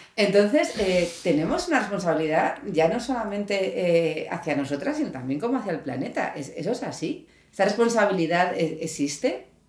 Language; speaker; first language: Spanish; native; Spanish